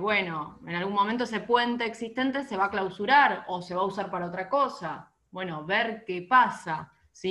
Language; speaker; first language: Spanish; native; Spanish